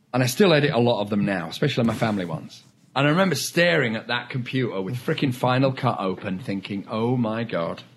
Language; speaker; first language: English; native; English